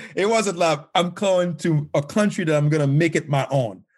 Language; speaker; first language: English; non-native, fluent; Haitian Creole